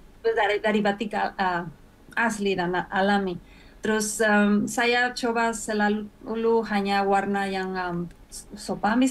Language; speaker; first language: Indonesian; non-native, fluent; Spanish